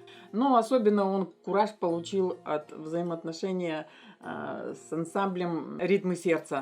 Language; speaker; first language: Russian; native; Russian